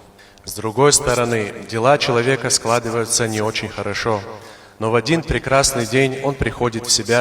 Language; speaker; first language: Russian; non-native, local second language; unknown